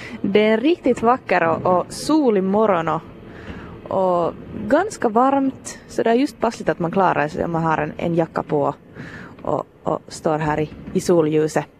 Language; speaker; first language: Swedish; native; Swedish